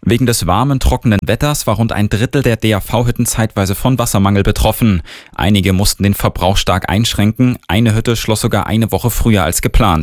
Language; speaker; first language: German; native; German